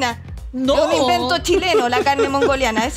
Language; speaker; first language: Spanish; native; Spanish